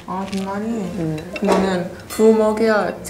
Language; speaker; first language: Korean; early bilingual, other home language; English